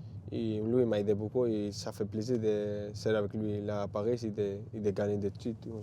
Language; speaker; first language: French; non-native, learner; Spanish